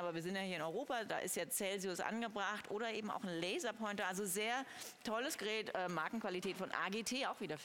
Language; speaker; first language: German; native; German